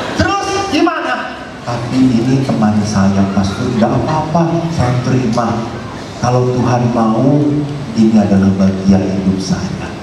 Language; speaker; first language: Indonesian; non-native, local second language; Javanese